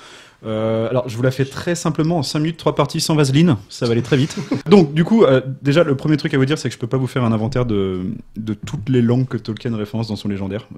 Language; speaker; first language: French; native; French